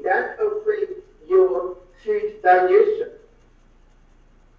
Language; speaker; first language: English; non-native, fluent; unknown